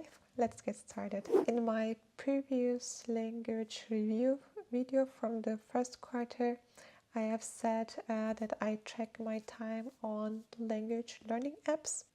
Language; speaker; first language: English; non-native, fluent; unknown